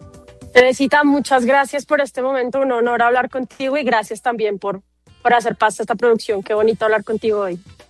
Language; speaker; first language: Spanish; native; Spanish